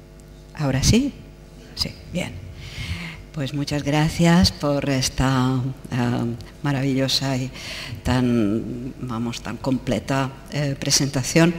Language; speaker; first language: Spanish; non-native, fluent; Czech